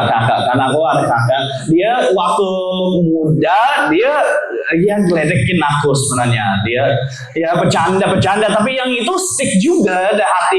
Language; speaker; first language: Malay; non-native, learner; English